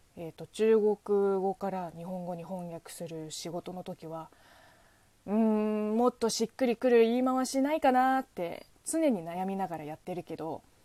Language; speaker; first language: Japanese; non-native, fluent; Chinese